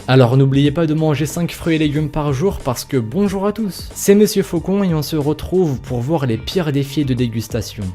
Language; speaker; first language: French; native; French